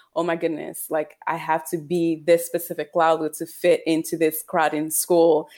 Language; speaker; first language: English; non-native, local second language; Yoruba